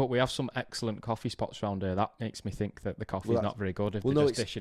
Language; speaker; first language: English; native; English